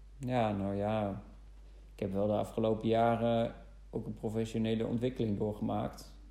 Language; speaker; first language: Dutch; non-native, fluent; German